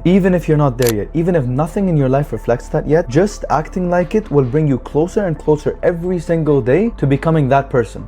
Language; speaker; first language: English; non-native, fluent; Arabic